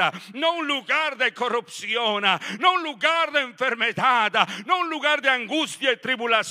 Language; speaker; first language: Spanish; native; Spanish